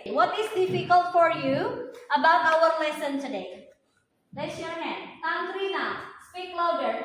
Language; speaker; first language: English; non-native, fluent; Indonesian